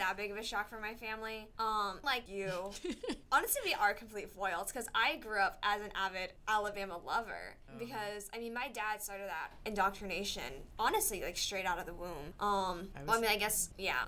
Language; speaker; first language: English; native; English